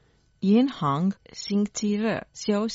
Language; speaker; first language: Chinese; non-native, learner; Croatian